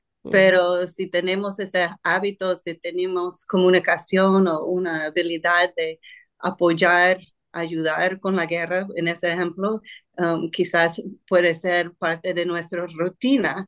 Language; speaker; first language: Spanish; non-native, fluent; English